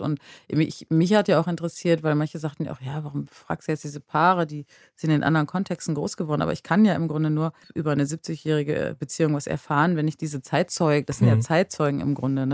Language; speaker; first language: German; native; German